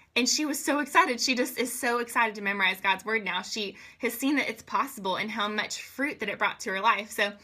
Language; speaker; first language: English; native; English